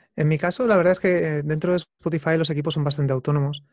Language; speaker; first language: Spanish; native; Spanish